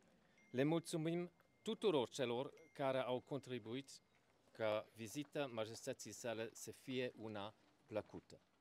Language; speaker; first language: Romanian; non-native, fluent; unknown